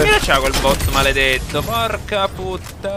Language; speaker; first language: Italian; native; Italian